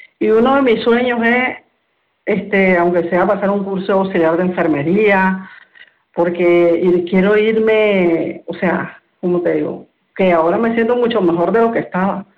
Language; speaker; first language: Spanish; native; Spanish